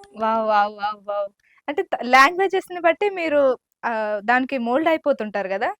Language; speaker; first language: Telugu; native; Telugu